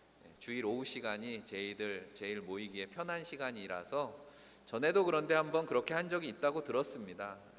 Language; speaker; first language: Korean; native; Korean